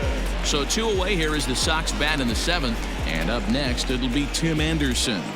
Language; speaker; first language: English; native; English